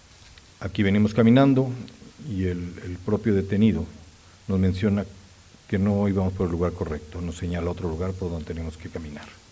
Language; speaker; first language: Spanish; native; Spanish